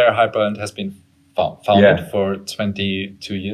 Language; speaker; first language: English; non-native, fluent; German